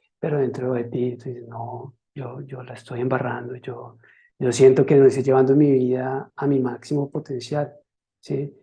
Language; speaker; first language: Spanish; native; Spanish